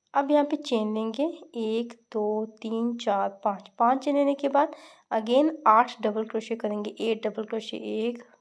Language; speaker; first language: Urdu; native; Urdu